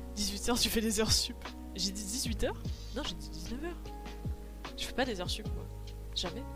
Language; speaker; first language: French; native; French